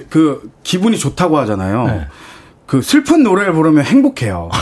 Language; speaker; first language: Korean; native; Korean